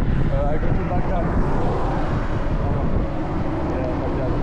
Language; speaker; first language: English; non-native, learner; French